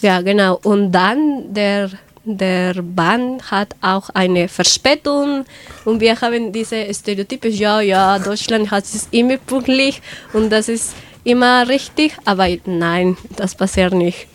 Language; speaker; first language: German; non-native, learner; Spanish